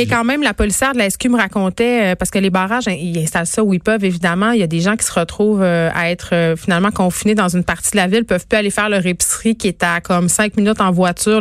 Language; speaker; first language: French; native; French